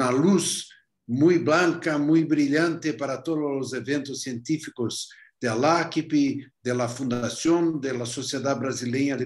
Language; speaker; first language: Spanish; non-native, fluent; Portuguese